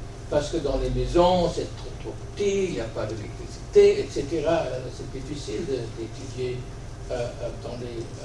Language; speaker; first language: French; non-native, fluent; English